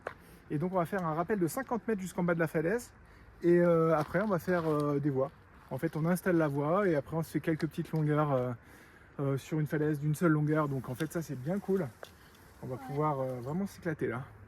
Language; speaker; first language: French; native; French